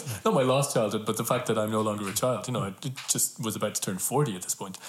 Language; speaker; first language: English; native; English